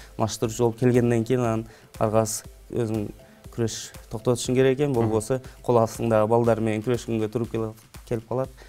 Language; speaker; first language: Kyrgyz; native; Kyrgyz